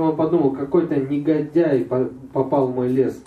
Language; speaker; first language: Russian; native; Russian